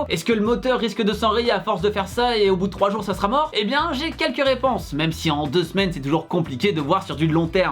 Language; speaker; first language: French; native; French